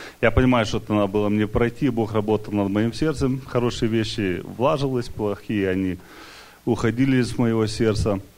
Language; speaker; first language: Russian; early bilingual, heritage; Russian